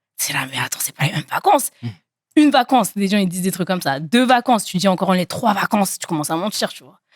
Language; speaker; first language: French; native; French